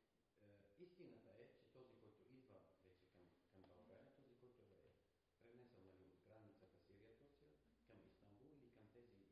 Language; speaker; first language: Bulgarian; non-native, fluent; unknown